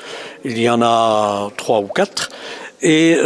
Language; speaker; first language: French; native; French